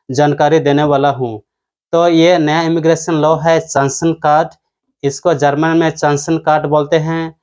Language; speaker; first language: Hindi; non-native, local second language; Odia